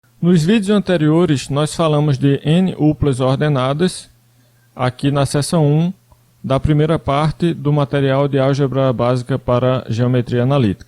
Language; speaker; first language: Portuguese; native; Portuguese